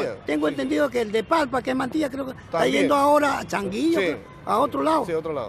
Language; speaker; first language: Spanish; native; Spanish